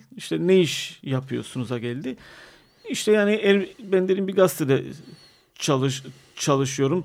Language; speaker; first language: Turkish; non-native, local second language; Armenian